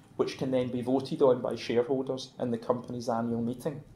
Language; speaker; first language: English; native; English